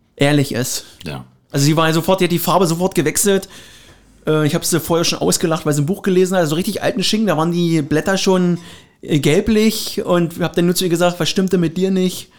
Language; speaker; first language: German; native; German